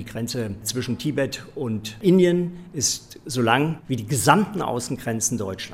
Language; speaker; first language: German; native; German